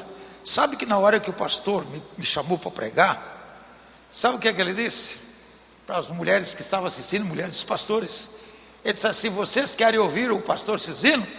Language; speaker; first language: Portuguese; native; Portuguese